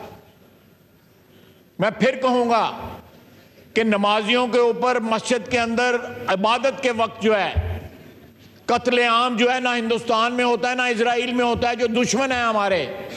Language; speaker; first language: Urdu; non-native, local second language; Punjabi